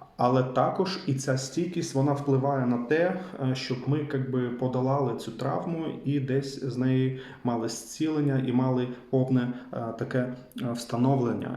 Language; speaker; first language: Ukrainian; non-native, local second language; Russian